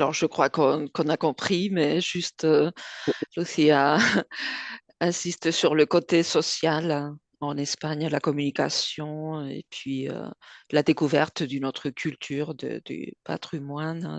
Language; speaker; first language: French; non-native, fluent; Spanish